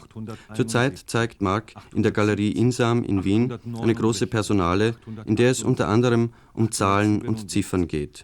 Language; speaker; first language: German; native; German